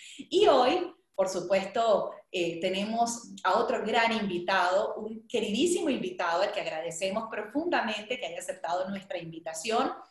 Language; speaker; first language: Spanish; native; Spanish